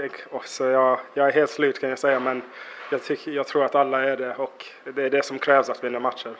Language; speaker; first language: Swedish; non-native, fluent; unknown